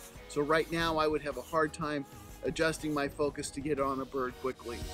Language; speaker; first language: English; native; English